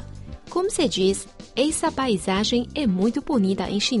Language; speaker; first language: Portuguese; non-native, fluent; Chinese